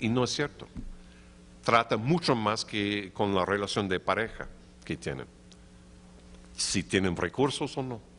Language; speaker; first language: Spanish; non-native, fluent; English